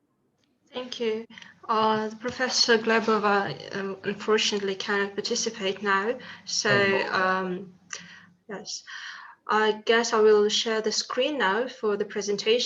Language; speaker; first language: English; non-native, fluent; Russian